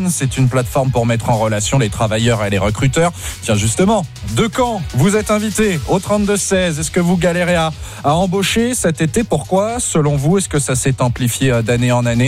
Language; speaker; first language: French; native; French